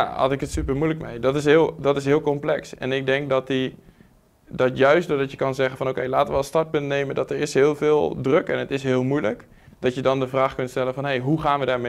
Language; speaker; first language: Dutch; native; Dutch